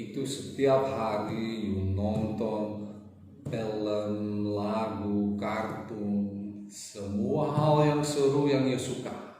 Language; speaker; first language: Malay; non-native, fluent; English